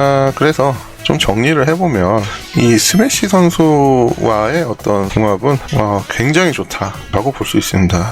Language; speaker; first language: Korean; native; Korean